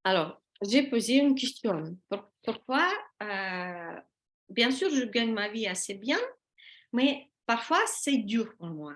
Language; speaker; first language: French; non-native, learner; Russian